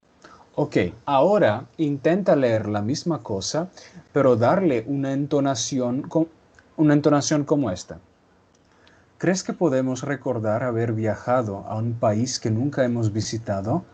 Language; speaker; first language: Spanish; non-native, fluent; Portuguese